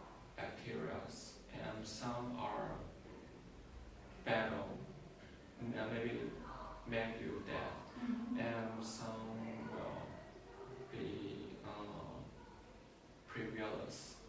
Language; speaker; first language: English; non-native, learner; Chinese